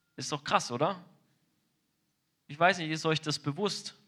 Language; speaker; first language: German; native; German